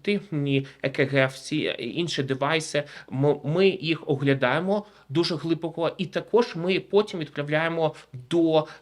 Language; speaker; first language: Ukrainian; native; Ukrainian